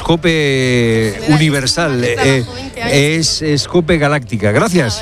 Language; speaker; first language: Spanish; native; Spanish